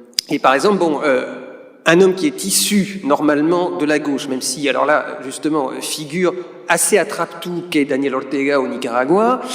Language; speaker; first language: French; native; French